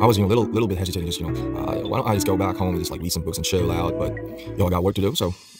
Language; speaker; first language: English; non-native, fluent; Korean